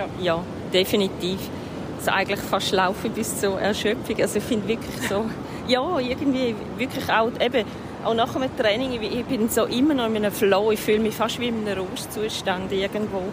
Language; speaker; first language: German; native; German